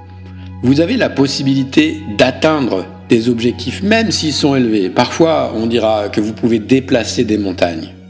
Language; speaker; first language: French; native; French